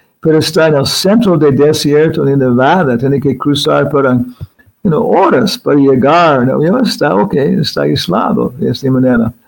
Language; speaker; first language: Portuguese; non-native, learner; English